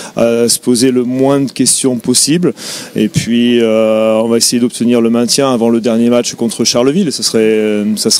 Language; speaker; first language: French; native; French